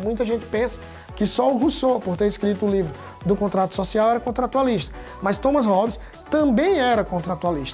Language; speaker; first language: Portuguese; native; Portuguese